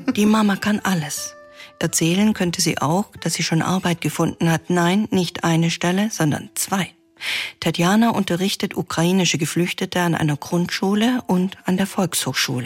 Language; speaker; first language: German; native; German